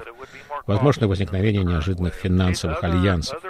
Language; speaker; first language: Russian; native; Russian